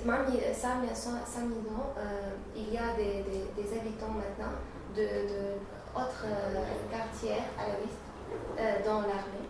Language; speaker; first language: French; non-native, learner; Arabic